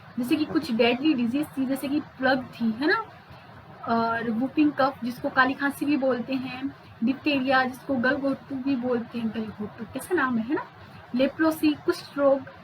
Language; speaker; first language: Hindi; native; Hindi